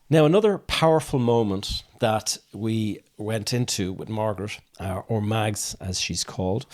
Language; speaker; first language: English; native; English